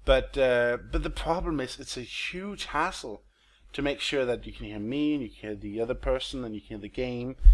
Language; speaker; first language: English; non-native, fluent; Danish